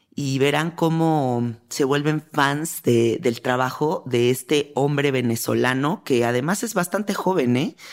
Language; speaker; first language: Spanish; native; Spanish